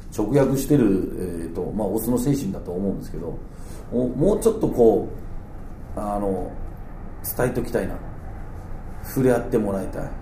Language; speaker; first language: Japanese; non-native, fluent; Danish